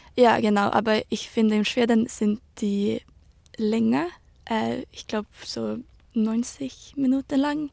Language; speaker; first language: German; early bilingual, heritage; Swedish